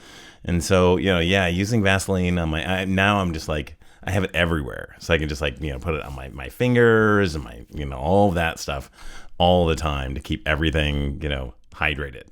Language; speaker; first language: English; native; English